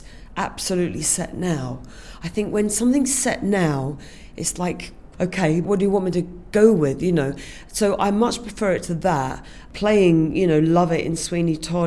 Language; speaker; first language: English; native; English